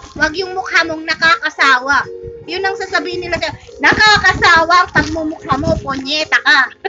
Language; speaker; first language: Filipino; native; Filipino